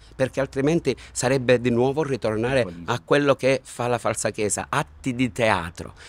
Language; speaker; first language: Italian; native; Italian